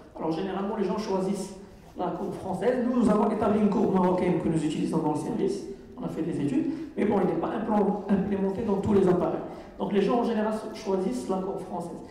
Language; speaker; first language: French; non-native, local second language; Arabic